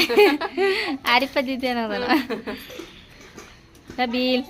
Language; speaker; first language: Kannada; non-native, local second language; Urdu